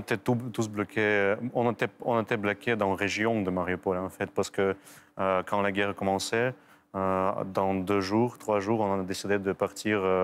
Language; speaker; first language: French; non-native, fluent; Ukrainian